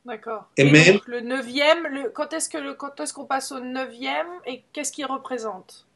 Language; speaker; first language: French; native; French